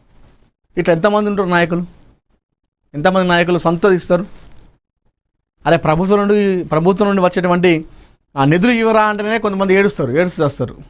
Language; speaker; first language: Telugu; native; Telugu